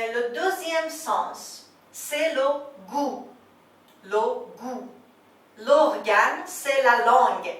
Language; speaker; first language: French; non-native, fluent; Persian